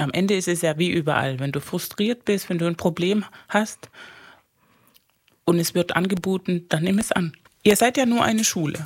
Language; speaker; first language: German; non-native, fluent; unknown